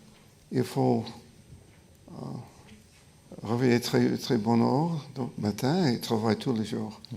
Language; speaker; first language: French; non-native, fluent; English